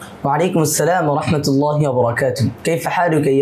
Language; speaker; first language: Arabic; non-native, learner; Bangla